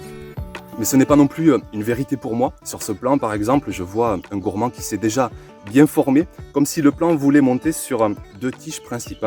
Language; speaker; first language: French; native; French